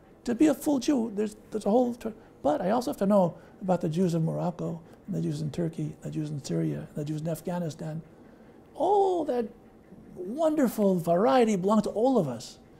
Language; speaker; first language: English; native; English